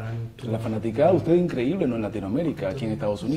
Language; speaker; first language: Spanish; native; Spanish